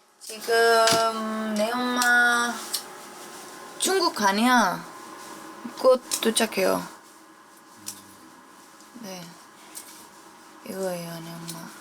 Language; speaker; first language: Korean; non-native, learner; Norwegian